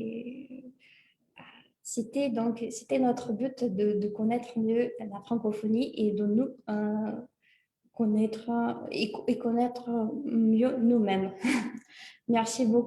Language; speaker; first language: French; non-native, fluent; Russian